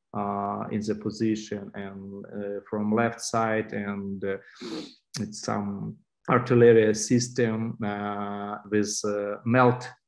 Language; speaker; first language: English; non-native, fluent; Ukrainian